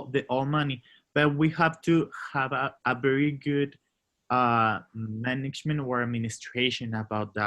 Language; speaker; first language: English; non-native, learner; Spanish